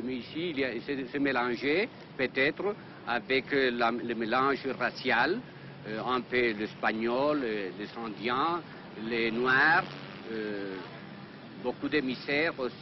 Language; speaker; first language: French; non-native, fluent; Spanish